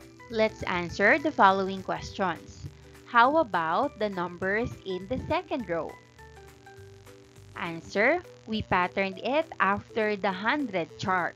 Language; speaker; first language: English; non-native, local second language; Filipino